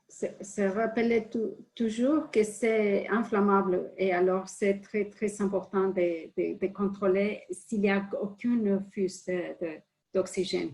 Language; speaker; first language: French; non-native, fluent; Spanish